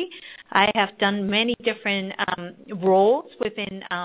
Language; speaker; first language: English; non-native, local second language; Cantonese